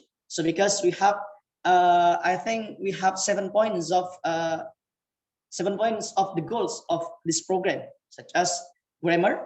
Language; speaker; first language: English; non-native, fluent; Indonesian